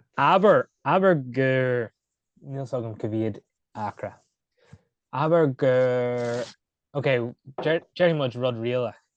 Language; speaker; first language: Irish; native; Irish